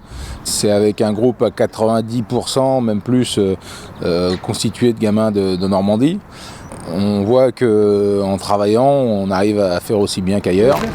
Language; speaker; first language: French; native; French